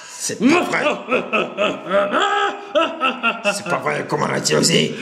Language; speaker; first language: French; native; French